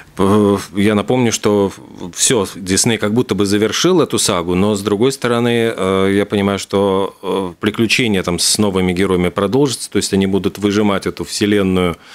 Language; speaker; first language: Russian; native; Russian